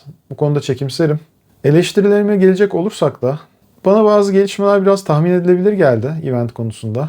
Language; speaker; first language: Turkish; native; Turkish